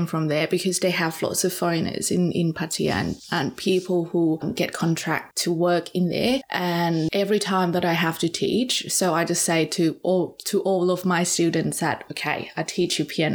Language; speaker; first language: English; non-native, fluent; Thai